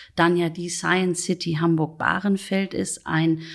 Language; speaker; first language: German; native; German